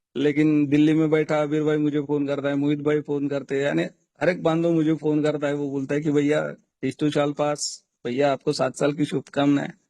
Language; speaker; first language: Hindi; non-native, local second language; Marathi